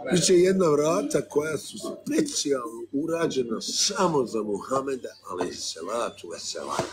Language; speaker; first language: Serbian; early bilingual, heritage; Bosnian